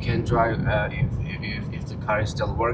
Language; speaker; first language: English; non-native, fluent; Chinese